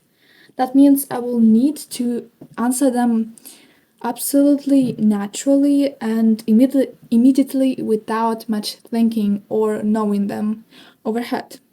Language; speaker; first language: English; non-native, fluent; Ukrainian